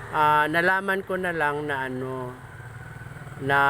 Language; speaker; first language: Filipino; non-native, local second language; Cebuano